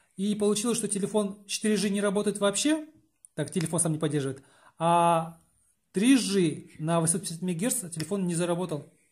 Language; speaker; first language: Russian; native; Russian